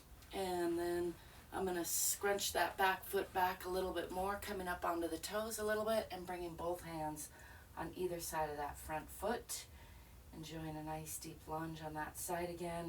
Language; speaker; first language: English; native; English